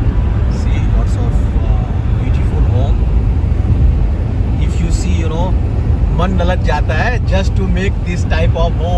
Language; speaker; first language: English; non-native, local second language; Hindi